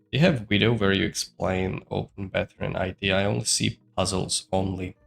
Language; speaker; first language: English; non-native, fluent; Georgian